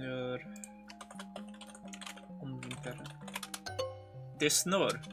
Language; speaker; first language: Norwegian; non-native, learner; English